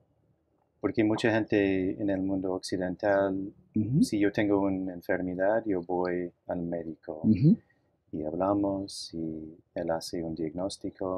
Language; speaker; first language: Spanish; non-native, fluent; English